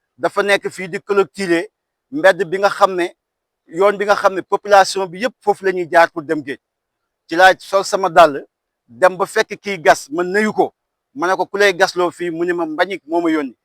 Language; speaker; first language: Wolof; native; Wolof